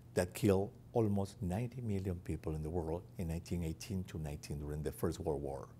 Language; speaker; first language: English; non-native, fluent; Spanish